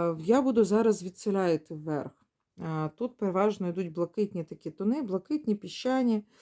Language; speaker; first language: Ukrainian; non-native, local second language; Russian